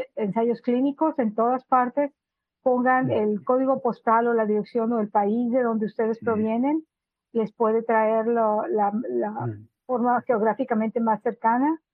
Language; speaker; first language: Spanish; native; Spanish